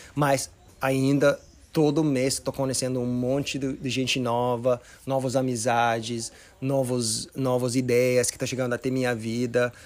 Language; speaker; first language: Portuguese; early bilingual, other home language; Arabic